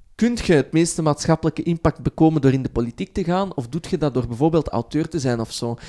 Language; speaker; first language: Dutch; early bilingual, other home language; Arabic